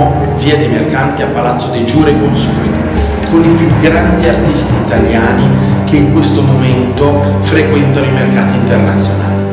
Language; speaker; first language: Italian; native; Italian